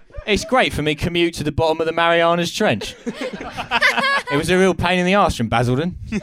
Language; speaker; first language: English; native; English